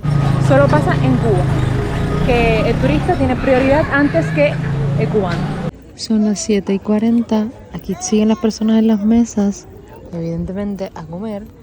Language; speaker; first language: Spanish; native; Spanish